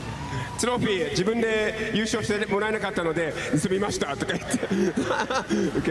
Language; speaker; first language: Japanese; native; Japanese